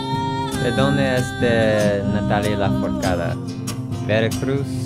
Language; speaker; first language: Spanish; non-native, learner; English